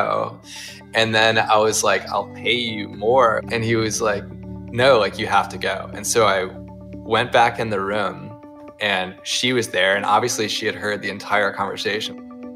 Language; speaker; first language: English; native; English